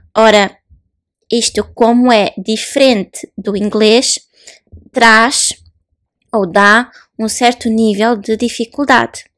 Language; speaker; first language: Portuguese; native; Portuguese